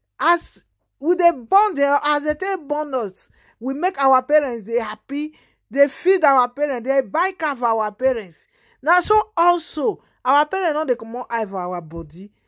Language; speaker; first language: Nigerian Pidgin; native; Nigerian Pidgin